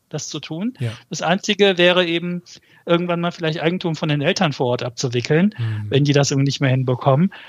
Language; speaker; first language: German; early bilingual, other home language; Turkish